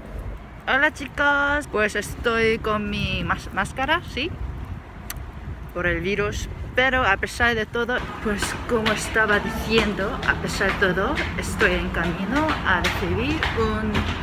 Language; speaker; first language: Spanish; non-native, fluent; Korean